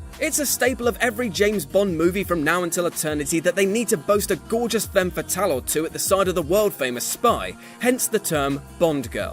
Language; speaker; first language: English; native; English